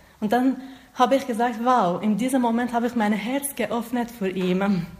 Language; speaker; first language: German; non-native, learner; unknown